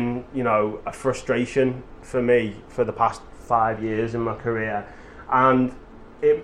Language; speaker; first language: English; native; English